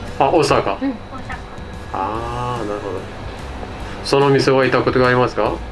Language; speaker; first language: Japanese; non-native, fluent; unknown